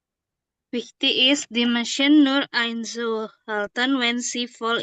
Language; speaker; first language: German; non-native, learner; Indonesian